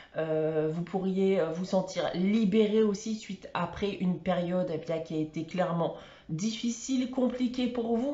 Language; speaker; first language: French; native; French